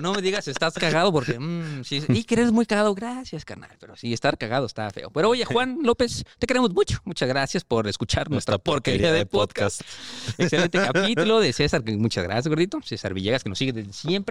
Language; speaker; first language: Spanish; native; Spanish